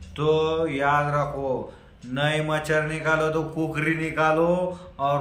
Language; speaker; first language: Hindi; non-native, local second language; Marathi